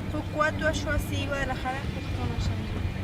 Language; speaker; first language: French; non-native, learner; Spanish